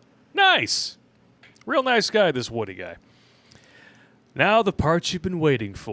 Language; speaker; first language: English; native; English